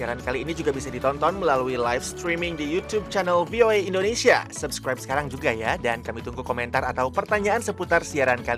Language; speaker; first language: Indonesian; native; Indonesian